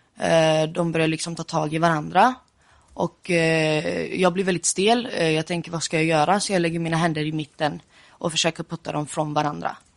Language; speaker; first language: Swedish; early bilingual, other home language; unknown